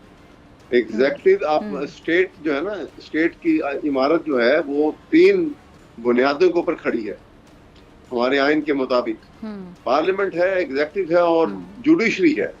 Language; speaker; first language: Urdu; native; Urdu